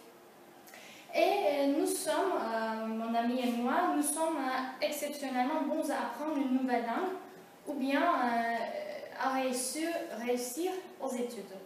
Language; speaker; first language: French; non-native, fluent; Turkish